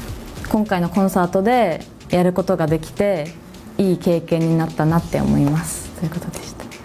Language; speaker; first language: Japanese; native; Japanese